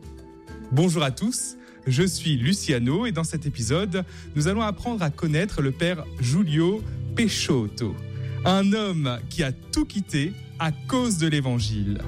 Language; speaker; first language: French; native; French